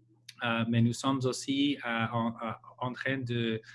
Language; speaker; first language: French; non-native, local second language; English